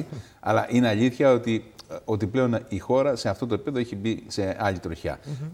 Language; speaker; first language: Greek; native; Greek